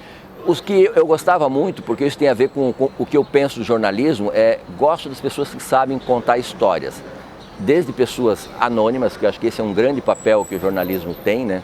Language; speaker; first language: Portuguese; native; Portuguese